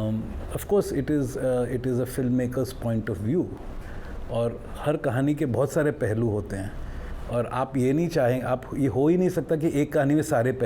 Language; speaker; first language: Hindi; native; Hindi